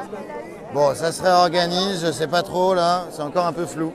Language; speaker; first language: French; native; French